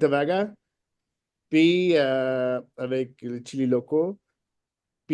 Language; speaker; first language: French; non-native, fluent; Spanish